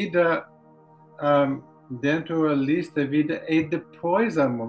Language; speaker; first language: Portuguese; non-native, learner; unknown